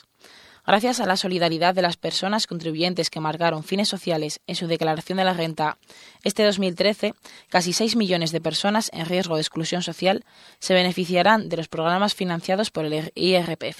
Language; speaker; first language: Spanish; native; Spanish